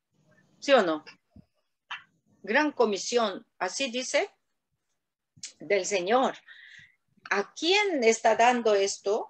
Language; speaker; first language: Spanish; non-native, learner; Korean